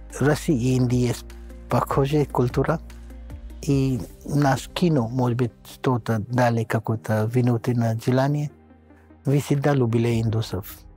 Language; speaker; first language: Russian; non-native, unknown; Hindi